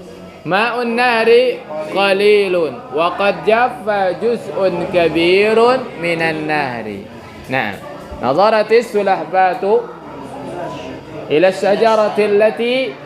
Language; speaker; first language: Arabic; non-native, fluent; Indonesian